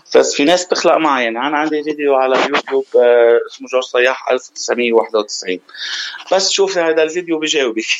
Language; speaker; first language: Arabic; native; Arabic